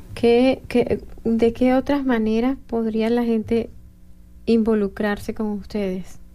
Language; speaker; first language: Spanish; non-native, learner; English